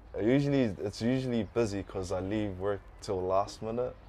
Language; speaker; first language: English; early bilingual, other home language; Tongan